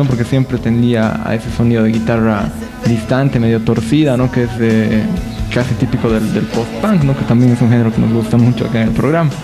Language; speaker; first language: Spanish; native; Spanish